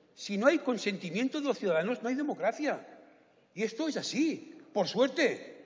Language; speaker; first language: Spanish; native; Spanish